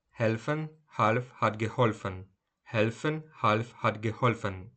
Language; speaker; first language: German; non-native, fluent; Ukrainian